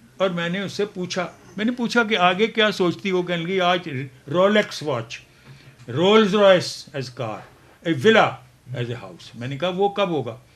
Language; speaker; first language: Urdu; non-native, local second language; Punjabi